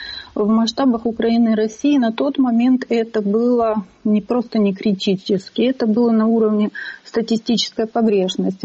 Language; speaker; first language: Russian; native; Russian